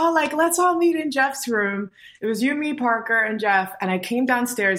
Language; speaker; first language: English; native; English